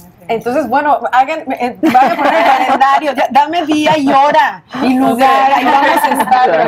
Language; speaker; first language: Spanish; native; Spanish